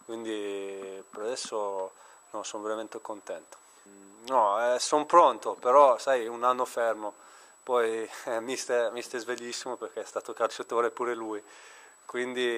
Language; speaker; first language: Italian; early bilingual, heritage; Italian